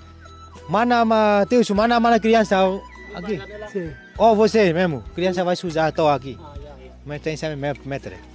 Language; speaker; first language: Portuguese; non-native, learner; Vietnamese